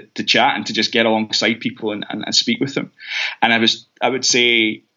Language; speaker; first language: English; native; English